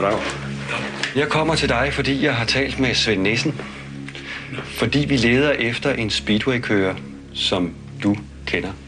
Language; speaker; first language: Danish; native; Danish